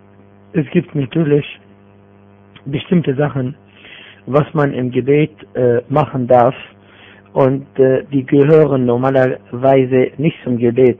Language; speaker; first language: German; non-native, fluent; Arabic